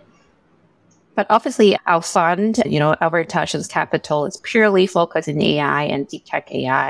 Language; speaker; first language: English; non-native, local second language; Cantonese